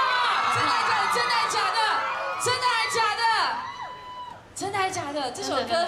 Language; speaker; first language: Chinese; native; Chinese